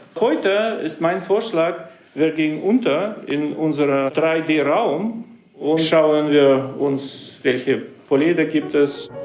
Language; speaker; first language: German; non-native, fluent; Russian